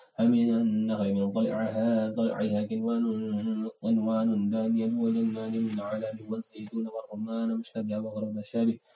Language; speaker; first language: Arabic; non-native, learner; Indonesian